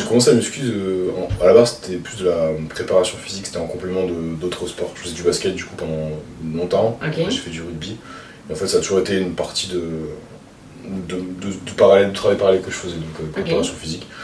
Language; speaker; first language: French; native; French